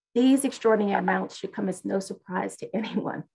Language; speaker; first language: English; native; English